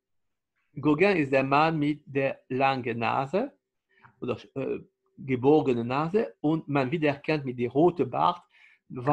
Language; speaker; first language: German; non-native, fluent; French